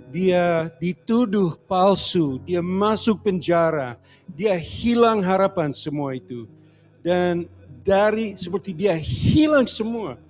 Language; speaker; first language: Indonesian; non-native, learner; English